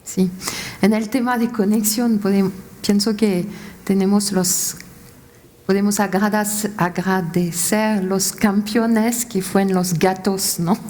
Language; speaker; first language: Spanish; non-native, fluent; French